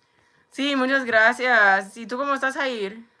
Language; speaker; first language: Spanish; non-native, learner; English